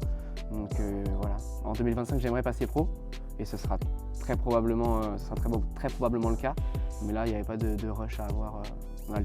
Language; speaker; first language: French; native; French